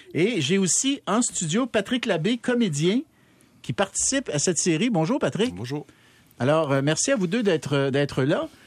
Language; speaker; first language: French; native; French